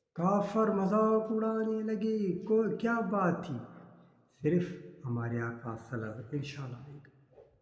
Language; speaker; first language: Urdu; non-native, local second language; Sindhi